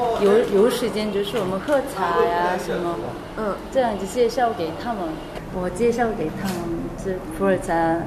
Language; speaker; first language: Chinese; non-native, learner; Korean